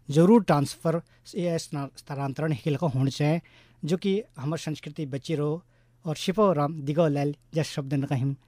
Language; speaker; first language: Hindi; non-native, local second language; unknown